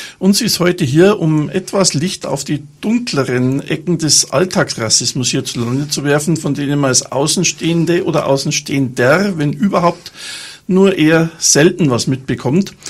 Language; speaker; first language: German; native; German